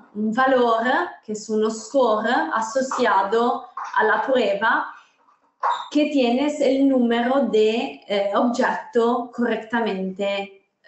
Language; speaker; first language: Spanish; non-native, fluent; Italian